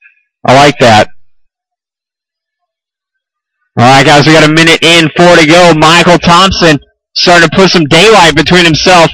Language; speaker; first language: English; native; English